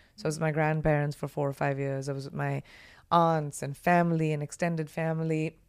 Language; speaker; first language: English; non-native, local second language; Hindi